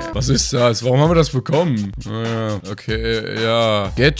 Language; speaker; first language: German; native; German